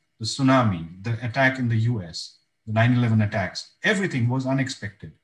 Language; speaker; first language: English; non-native, local second language; Bangla